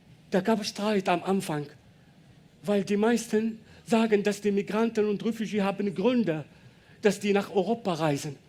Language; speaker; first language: German; non-native, learner; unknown